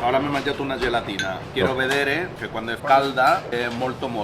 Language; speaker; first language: Italian; non-native, learner; Spanish